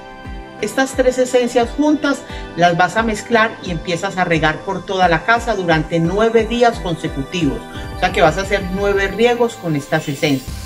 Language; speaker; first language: Spanish; native; Spanish